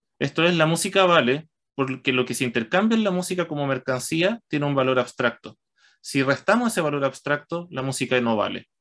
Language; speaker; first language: Spanish; native; Spanish